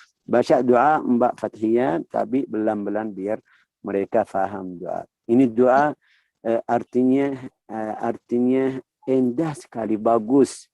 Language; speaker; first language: Indonesian; non-native, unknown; Arabic